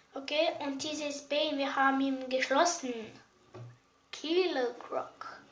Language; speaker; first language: German; non-native, learner; Bulgarian